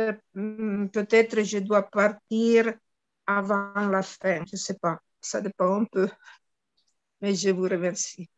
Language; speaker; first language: French; non-native, fluent; Italian